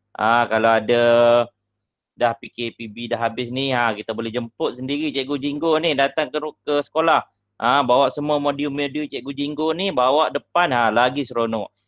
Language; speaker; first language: Malay; native; Malay